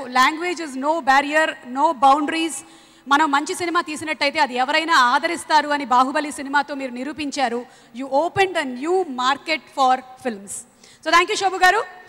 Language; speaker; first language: Telugu; native; Telugu